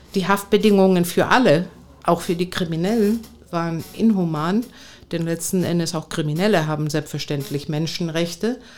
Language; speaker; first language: German; non-native, fluent; Greek